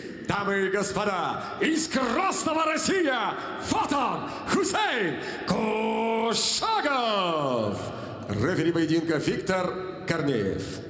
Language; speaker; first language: Russian; native; Russian